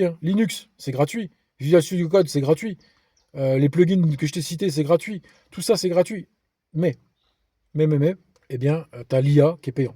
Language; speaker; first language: French; native; French